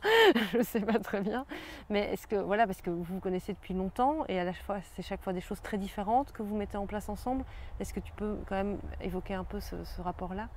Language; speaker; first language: French; native; French